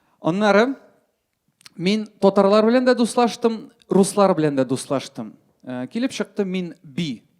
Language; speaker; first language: Tatar; non-native, local second language; Russian